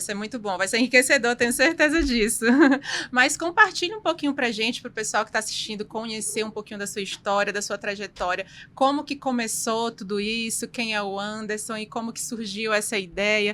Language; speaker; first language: Portuguese; native; Portuguese